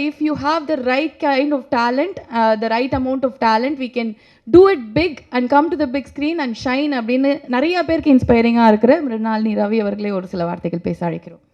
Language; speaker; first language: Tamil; native; Tamil